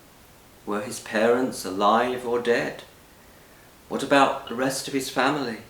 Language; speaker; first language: English; native; English